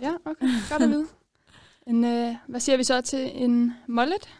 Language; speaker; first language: Danish; native; Danish